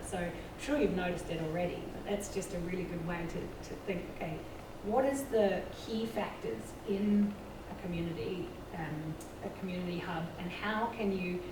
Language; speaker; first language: English; native; English